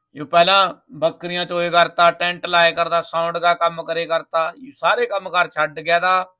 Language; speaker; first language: Hindi; non-native, local second language; Punjabi